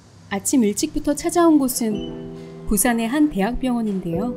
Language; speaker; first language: Korean; native; Korean